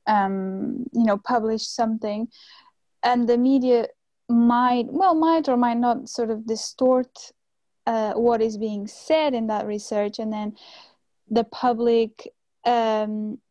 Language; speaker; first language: English; non-native, fluent; Portuguese